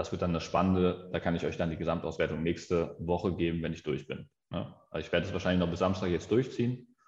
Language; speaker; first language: German; native; German